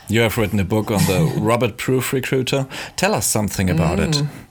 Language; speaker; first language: English; non-native, fluent; German